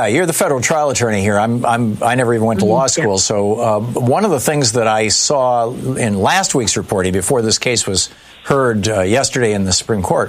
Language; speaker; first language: English; native; English